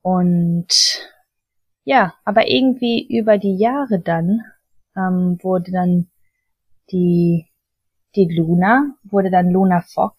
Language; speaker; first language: German; early bilingual, heritage; German